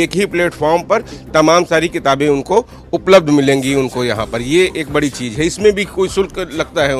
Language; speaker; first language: Hindi; native; Hindi